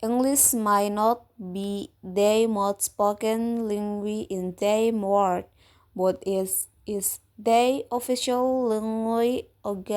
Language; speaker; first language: English; non-native, learner; Indonesian